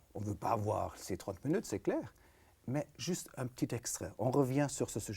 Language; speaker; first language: French; native; French